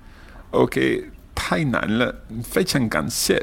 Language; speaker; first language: Chinese; non-native, learner; English